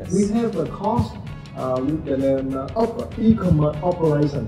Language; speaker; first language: English; non-native, learner; Vietnamese